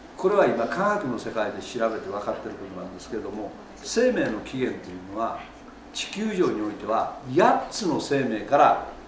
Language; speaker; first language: Japanese; native; Japanese